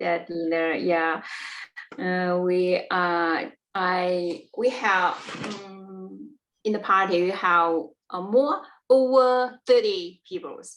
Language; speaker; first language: English; non-native, learner; Chinese